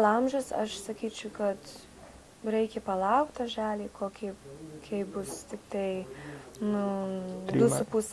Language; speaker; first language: Lithuanian; non-native, learner; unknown